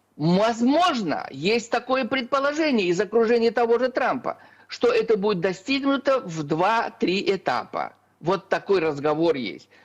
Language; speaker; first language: Russian; native; Russian